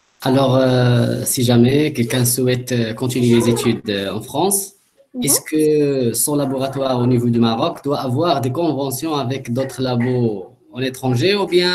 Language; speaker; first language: French; non-native, local second language; Arabic